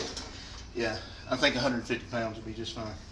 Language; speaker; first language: English; native; English